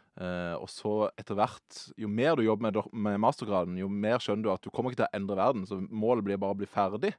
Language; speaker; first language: Norwegian; native; Norwegian